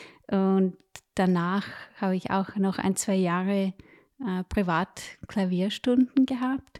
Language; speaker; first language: German; non-native, fluent; English